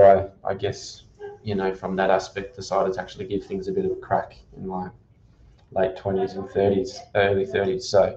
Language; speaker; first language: English; native; English